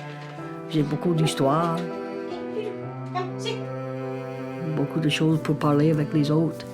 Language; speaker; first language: French; non-native, learner; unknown